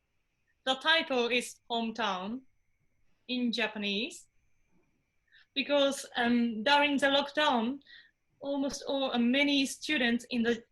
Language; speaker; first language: English; non-native, fluent; Japanese